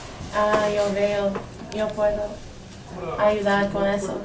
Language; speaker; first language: Spanish; non-native, learner; English